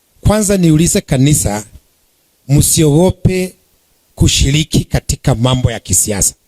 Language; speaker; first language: Swahili; non-native, local second language; Kikuyu